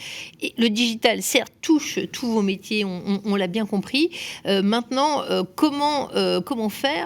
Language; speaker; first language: French; native; French